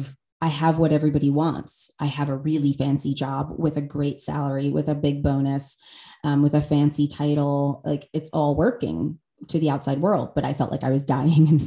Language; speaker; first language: English; native; English